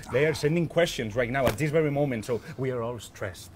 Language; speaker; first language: English; non-native, fluent; Catalan